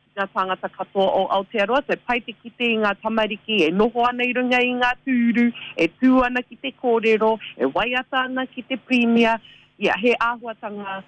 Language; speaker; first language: Māori; non-native, local second language; English